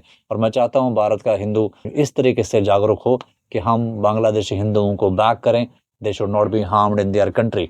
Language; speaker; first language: Hindi; native; Hindi